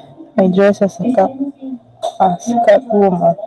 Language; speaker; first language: English; non-native, learner; Spanish